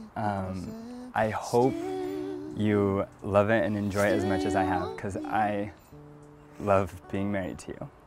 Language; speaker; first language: English; native; English